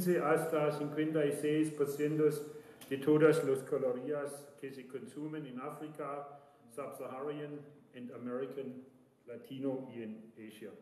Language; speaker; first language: Spanish; non-native, learner; German